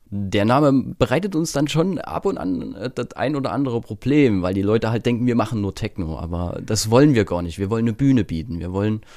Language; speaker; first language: German; native; German